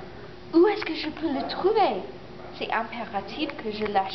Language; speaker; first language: French; non-native, learner; English